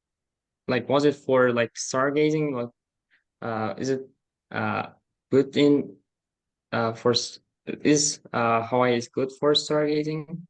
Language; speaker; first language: English; non-native, learner; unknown